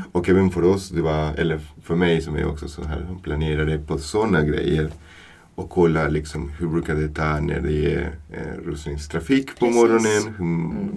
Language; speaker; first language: Swedish; non-native, fluent; Spanish